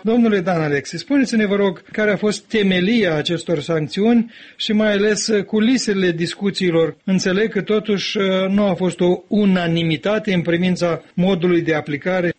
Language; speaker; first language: Romanian; native; Romanian